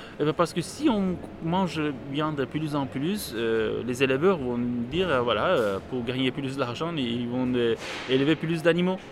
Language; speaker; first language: French; non-native, fluent; Turkish